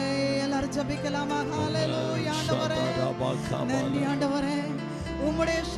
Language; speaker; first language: Tamil; native; Tamil